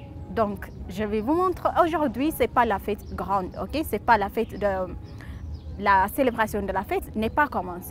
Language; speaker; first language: French; non-native, fluent; Amharic